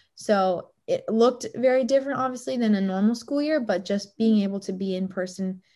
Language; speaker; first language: English; native; English